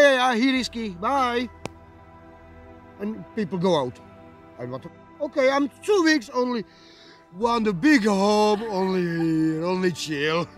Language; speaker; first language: English; non-native, learner; Slovak